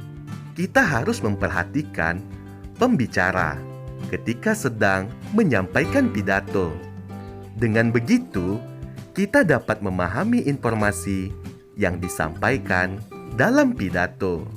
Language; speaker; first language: Indonesian; native; Indonesian